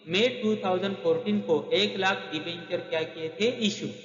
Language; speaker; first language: Hindi; non-native, local second language; Marathi